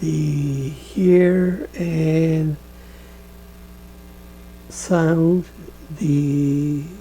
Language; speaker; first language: English; non-native, learner; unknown